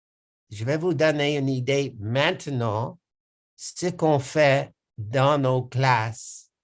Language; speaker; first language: French; non-native, local second language; English